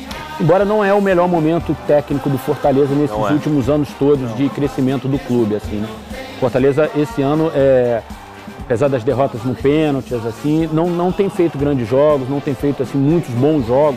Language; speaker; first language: Portuguese; native; Portuguese